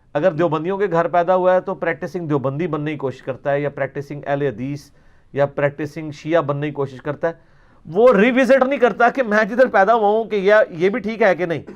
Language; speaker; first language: Urdu; non-native, local second language; Punjabi